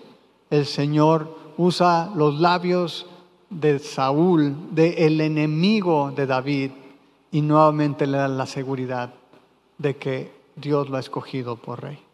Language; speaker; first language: Spanish; native; Spanish